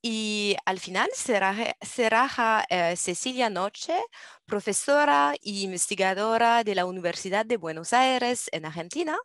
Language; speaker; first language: Spanish; non-native, learner; English